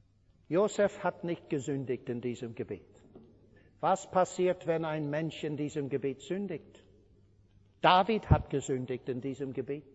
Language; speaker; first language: German; non-native, fluent; English